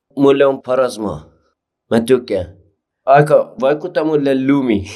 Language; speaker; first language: Finnish; non-native, learner; Persian